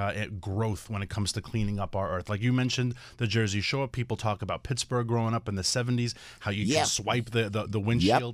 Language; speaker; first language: English; native; English